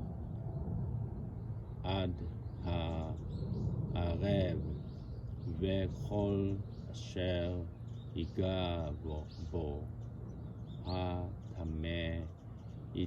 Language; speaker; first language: Hebrew; non-native, learner; Japanese